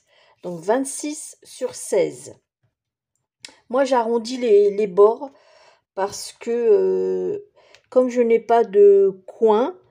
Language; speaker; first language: French; native; French